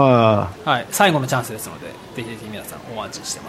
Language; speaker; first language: Japanese; native; Japanese